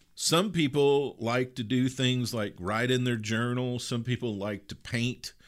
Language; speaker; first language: English; native; English